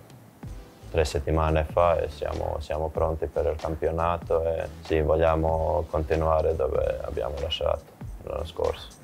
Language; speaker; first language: Italian; non-native, fluent; Croatian